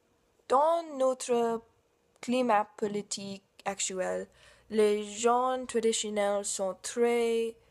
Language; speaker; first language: French; non-native, learner; English